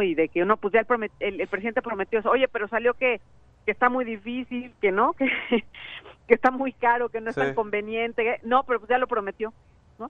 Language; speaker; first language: Spanish; native; Spanish